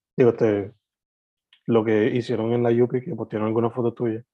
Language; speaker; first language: Spanish; native; Spanish